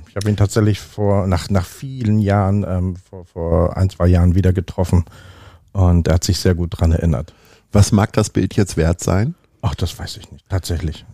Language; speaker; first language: German; native; German